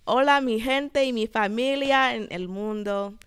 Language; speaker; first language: Spanish; non-native, learner; English